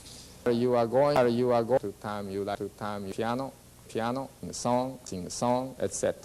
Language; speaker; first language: English; non-native, learner; Japanese